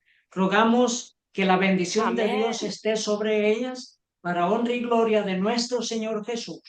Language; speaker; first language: Spanish; native; Spanish